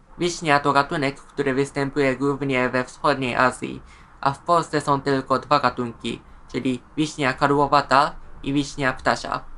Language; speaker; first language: Polish; non-native, fluent; Japanese